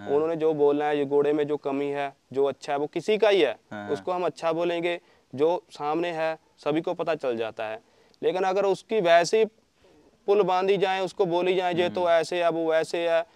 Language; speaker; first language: Hindi; native; Hindi